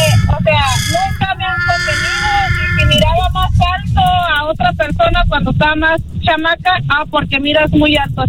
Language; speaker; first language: Spanish; native; Spanish